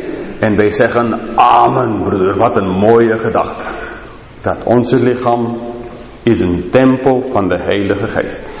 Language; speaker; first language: Dutch; non-native, fluent; English